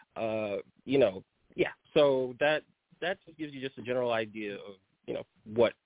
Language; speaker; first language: English; early bilingual, other home language; Haitian Creole